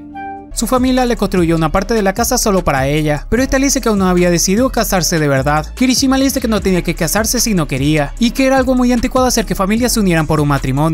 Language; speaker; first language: Spanish; native; Spanish